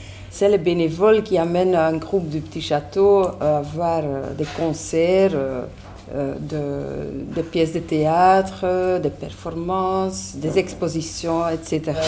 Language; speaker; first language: French; native; French